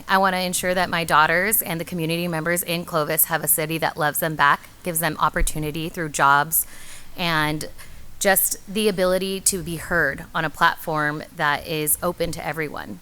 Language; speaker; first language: English; native; English